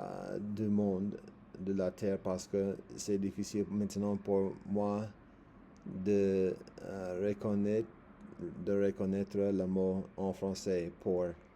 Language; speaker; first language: French; non-native, learner; English